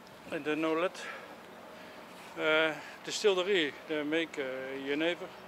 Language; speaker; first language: English; non-native, learner; Dutch